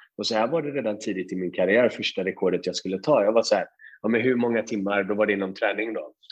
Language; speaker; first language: Swedish; early bilingual, other home language; Persian